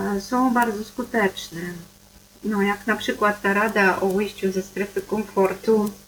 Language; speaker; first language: Polish; non-native, fluent; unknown